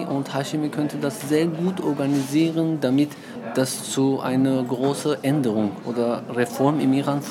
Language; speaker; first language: German; non-native, fluent; Persian